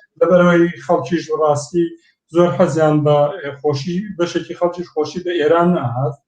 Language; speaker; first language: Central Kurdish; native; Central Kurdish